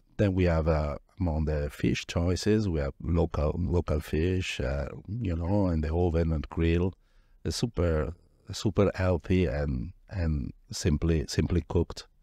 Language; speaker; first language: English; non-native, fluent; Italian